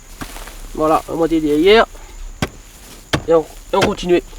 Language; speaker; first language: French; non-native, local second language; Réunion Creole French